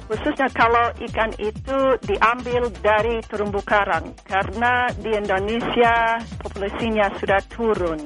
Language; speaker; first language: Indonesian; non-native, fluent; English